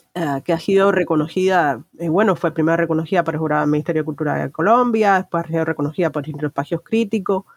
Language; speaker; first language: Spanish; native; Spanish